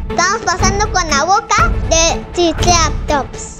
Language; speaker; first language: Spanish; early bilingual, heritage; Spanish